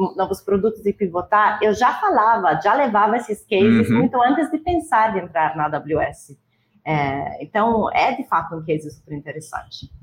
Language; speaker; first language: Portuguese; non-native, fluent; Italian